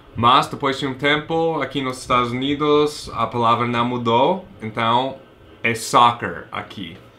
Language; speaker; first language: Portuguese; non-native, fluent; English